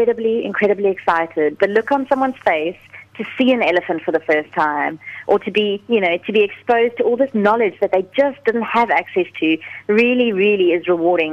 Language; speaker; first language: English; native; English